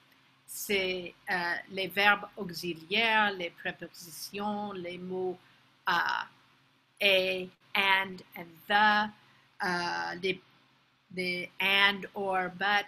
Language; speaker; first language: French; non-native, fluent; English